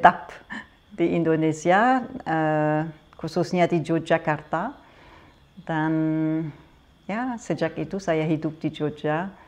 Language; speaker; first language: Indonesian; non-native, fluent; French